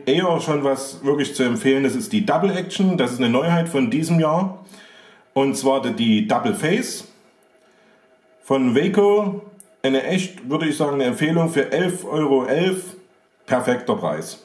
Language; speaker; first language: German; native; German